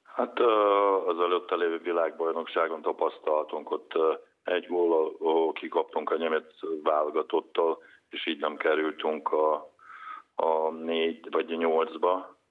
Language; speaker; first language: Hungarian; non-native, fluent; Russian